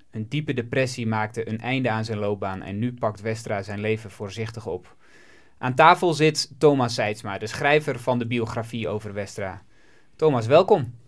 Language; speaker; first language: Dutch; native; Dutch